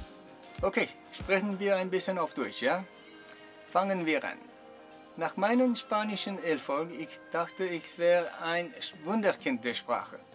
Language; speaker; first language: German; non-native, learner; Chinese